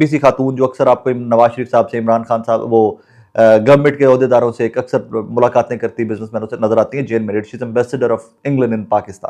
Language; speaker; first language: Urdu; non-native, local second language; Punjabi